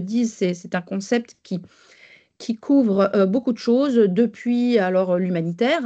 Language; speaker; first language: French; native; French